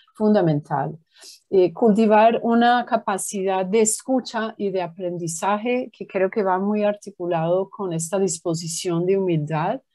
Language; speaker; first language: Spanish; non-native, fluent; English